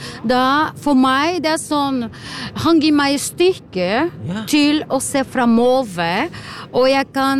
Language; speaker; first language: Norwegian; non-native, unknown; Portuguese